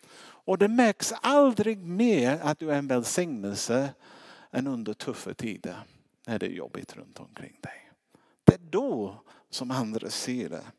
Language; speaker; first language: Swedish; non-native, fluent; English